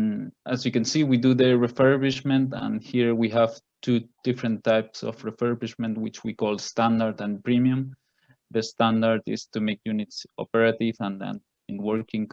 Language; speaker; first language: English; non-native, fluent; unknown